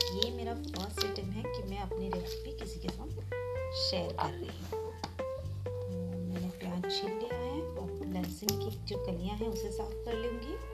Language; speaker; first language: Hindi; non-native, local second language; Assamese